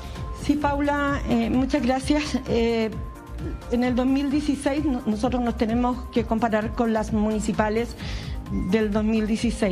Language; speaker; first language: Spanish; native; Spanish